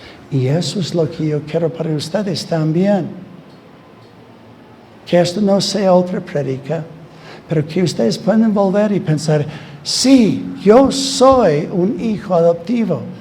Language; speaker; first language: Spanish; non-native, fluent; English